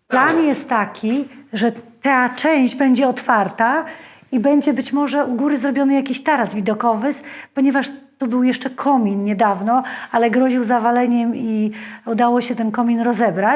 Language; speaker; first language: Polish; native; Polish